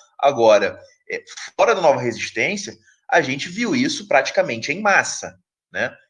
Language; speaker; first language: Portuguese; native; Portuguese